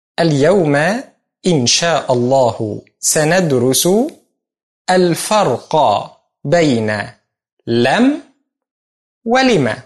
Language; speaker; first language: Arabic; non-native, fluent; Indonesian